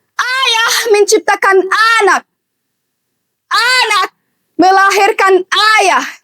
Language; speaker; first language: Indonesian; non-native, learner; Arabic